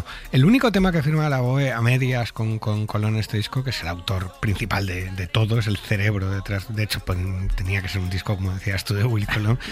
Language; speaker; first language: Spanish; native; Spanish